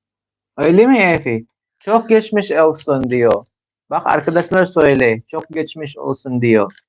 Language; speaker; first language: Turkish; non-native, learner; Filipino